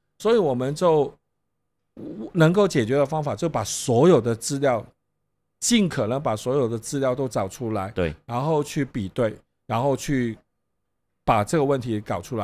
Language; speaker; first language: Chinese; non-native, local second language; Cantonese